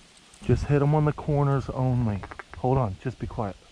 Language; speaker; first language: English; native; English